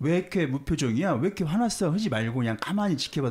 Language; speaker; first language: Korean; native; Korean